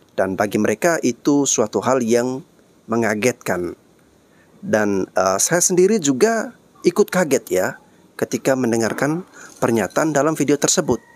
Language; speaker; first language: Indonesian; native; Indonesian